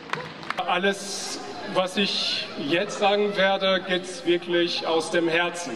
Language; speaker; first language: German; non-native, fluent; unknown